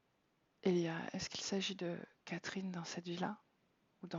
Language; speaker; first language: French; native; French